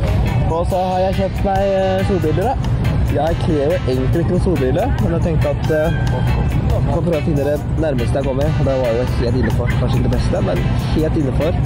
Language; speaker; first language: Norwegian; native; Norwegian